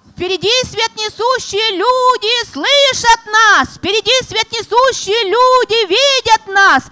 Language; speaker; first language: Russian; non-native, local second language; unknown